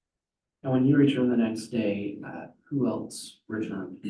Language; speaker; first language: English; native; English